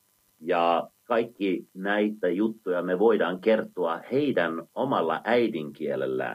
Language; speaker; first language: Finnish; non-native, fluent; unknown